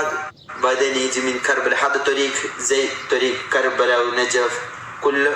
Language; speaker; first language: Arabic; non-native, learner; Malayalam